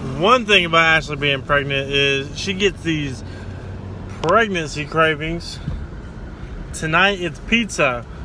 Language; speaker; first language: English; native; English